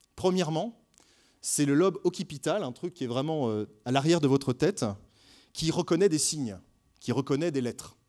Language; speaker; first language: French; native; French